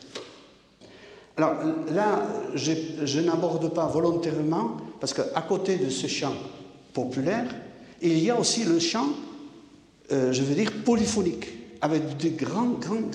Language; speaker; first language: French; native; French